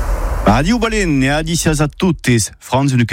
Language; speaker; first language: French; native; French